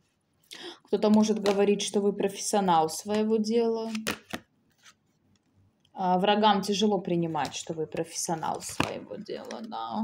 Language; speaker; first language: Russian; native; Russian